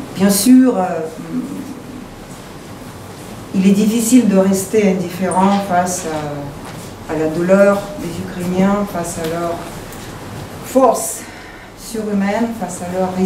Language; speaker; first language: French; non-native, fluent; Ukrainian